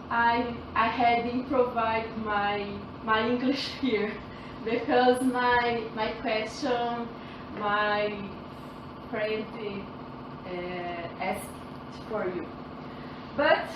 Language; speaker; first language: English; non-native, learner; Portuguese